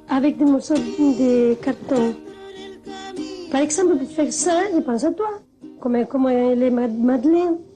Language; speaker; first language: French; non-native, fluent; Spanish